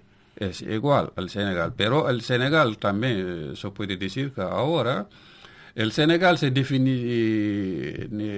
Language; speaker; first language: Spanish; non-native, local second language; Wolof